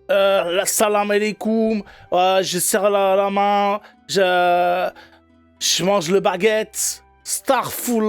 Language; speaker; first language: French; native; French